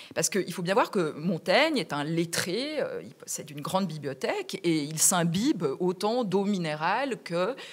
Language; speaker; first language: French; native; French